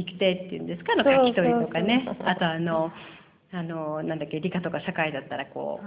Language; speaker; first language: Japanese; native; Japanese